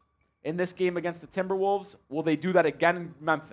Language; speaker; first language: English; native; English